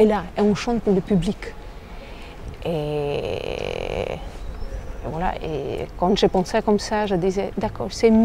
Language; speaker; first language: French; non-native, fluent; Albanian